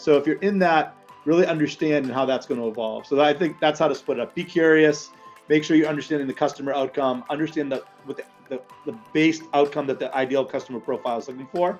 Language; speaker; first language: English; native; English